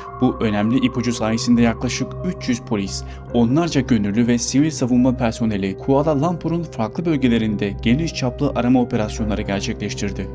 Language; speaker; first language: Turkish; native; Turkish